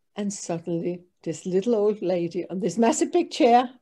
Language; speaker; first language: English; non-native, fluent; Danish